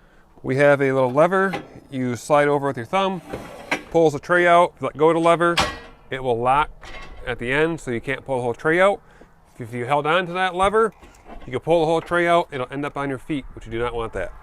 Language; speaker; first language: English; native; English